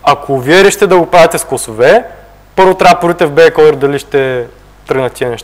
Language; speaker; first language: Bulgarian; native; Bulgarian